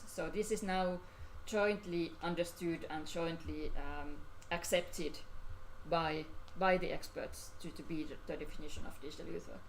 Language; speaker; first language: English; non-native, fluent; Finnish